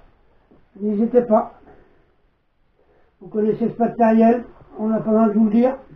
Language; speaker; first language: French; native; French